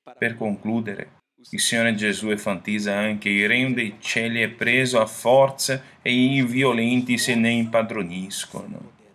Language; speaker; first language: Italian; non-native, fluent; Portuguese